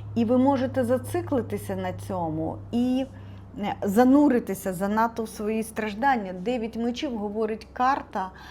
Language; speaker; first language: Ukrainian; non-native, local second language; Russian